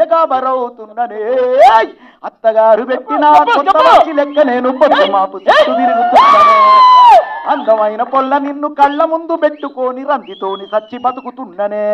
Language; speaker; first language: Telugu; native; Telugu